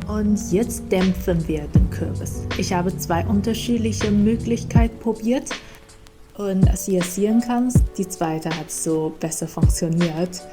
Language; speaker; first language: German; non-native, fluent; Chinese